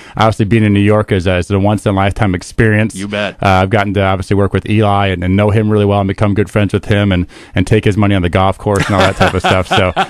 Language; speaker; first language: English; native; English